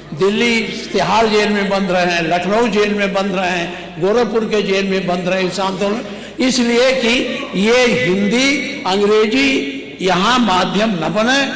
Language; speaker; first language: Hindi; native; Hindi